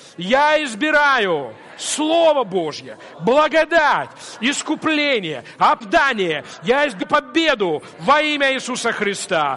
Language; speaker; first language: Russian; non-native, local second language; Ukrainian